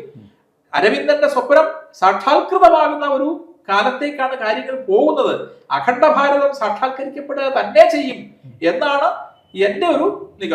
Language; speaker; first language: Malayalam; native; Malayalam